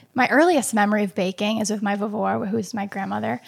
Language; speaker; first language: English; early bilingual, other home language; Portuguese